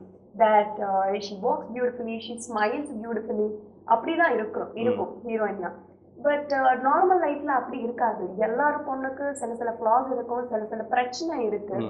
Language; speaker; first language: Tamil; non-native, learner; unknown